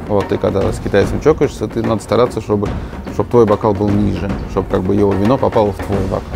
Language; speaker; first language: Russian; native; Russian